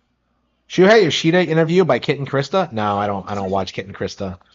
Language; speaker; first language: English; native; English